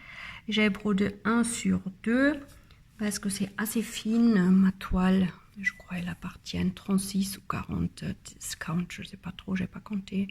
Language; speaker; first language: French; non-native, learner; German